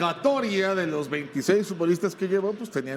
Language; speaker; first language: Spanish; native; Spanish